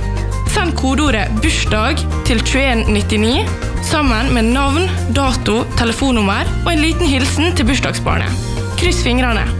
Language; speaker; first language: Norwegian; native; Norwegian